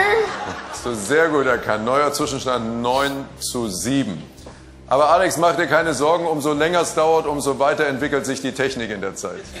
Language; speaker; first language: German; native; German